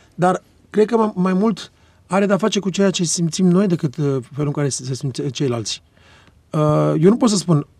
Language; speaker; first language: Romanian; native; Romanian